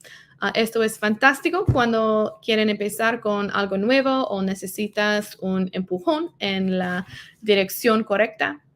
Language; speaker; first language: Spanish; non-native, learner; English